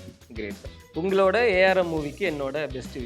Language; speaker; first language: Tamil; native; Tamil